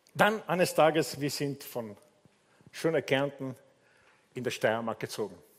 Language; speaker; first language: German; non-native, fluent; Italian